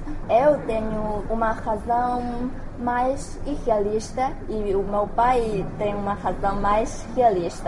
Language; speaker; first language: Portuguese; non-native, learner; Chinese